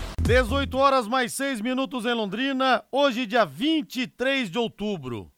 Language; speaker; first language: Portuguese; native; Portuguese